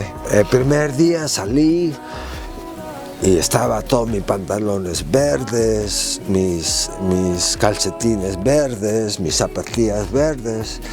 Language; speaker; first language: Spanish; early bilingual, heritage; Spanish